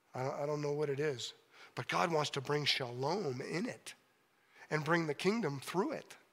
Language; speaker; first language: English; native; English